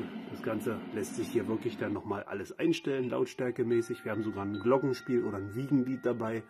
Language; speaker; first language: German; native; German